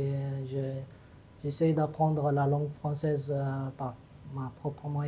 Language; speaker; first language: French; non-native, fluent; Tigrinya